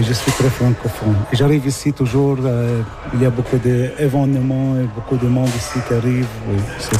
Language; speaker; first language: French; non-native, local second language; Arabic